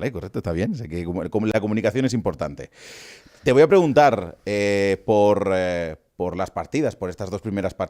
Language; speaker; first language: Spanish; native; Spanish